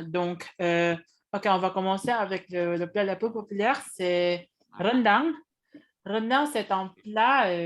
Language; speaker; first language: French; non-native, fluent; Indonesian